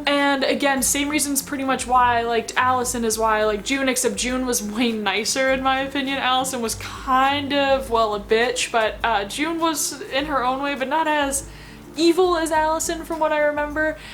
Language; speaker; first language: English; native; English